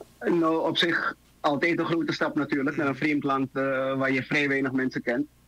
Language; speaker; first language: Dutch; native; Dutch